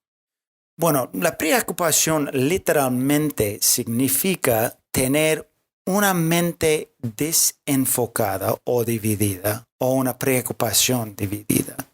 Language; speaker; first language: Spanish; non-native, fluent; English